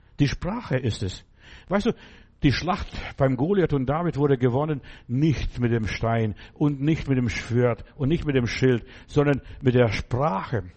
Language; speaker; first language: German; non-native, fluent; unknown